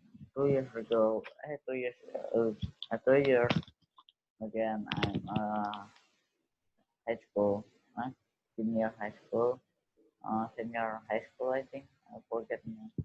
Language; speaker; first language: English; non-native, learner; Indonesian